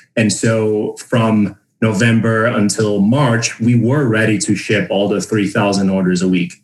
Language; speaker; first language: English; non-native, fluent; Portuguese